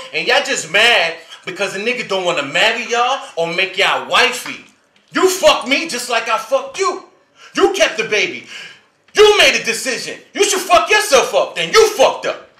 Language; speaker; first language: English; native; English